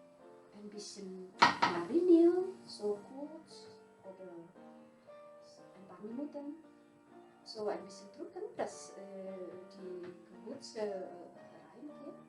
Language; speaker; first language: German; non-native, fluent; Javanese